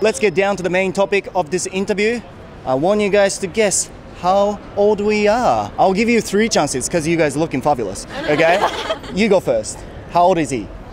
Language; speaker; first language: English; non-native, fluent; Japanese